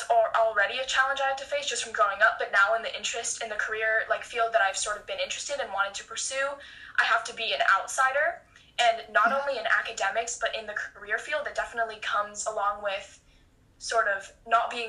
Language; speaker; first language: English; native; English